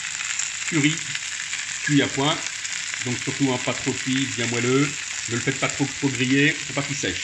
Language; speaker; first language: French; native; French